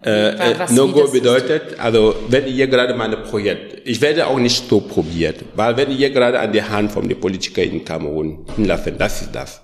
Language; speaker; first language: German; non-native, learner; French